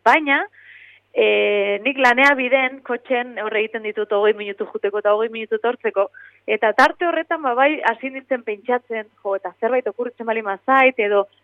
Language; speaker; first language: Basque; native; Basque